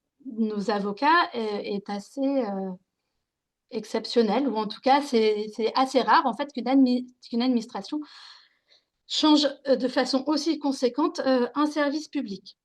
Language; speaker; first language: French; native; French